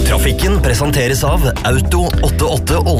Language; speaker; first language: Norwegian; native; Norwegian